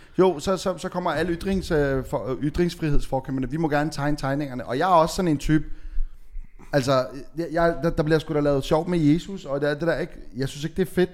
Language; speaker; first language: Danish; native; Danish